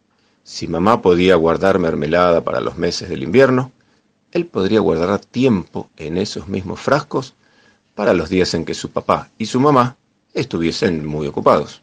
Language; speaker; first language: Spanish; native; Spanish